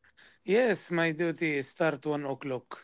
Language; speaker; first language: English; non-native, learner; Arabic